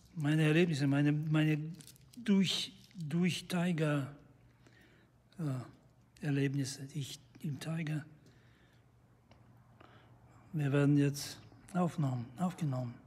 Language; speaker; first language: German; non-native, fluent; Russian